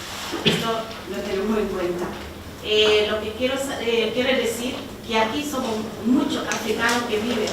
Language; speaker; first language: Spanish; non-native, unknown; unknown